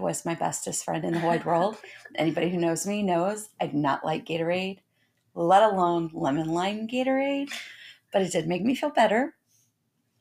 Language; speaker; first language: English; native; English